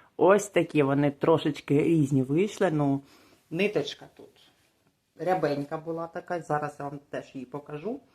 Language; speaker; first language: Ukrainian; non-native, local second language; Russian